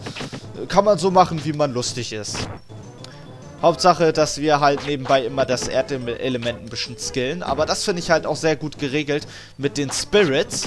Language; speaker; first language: German; native; German